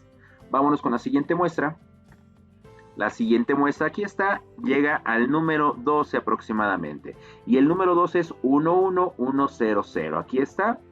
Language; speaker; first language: Spanish; native; Spanish